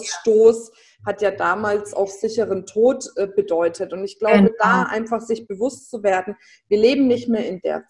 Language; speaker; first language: German; native; German